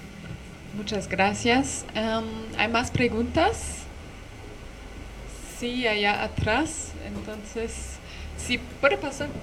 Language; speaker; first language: Spanish; non-native, fluent; German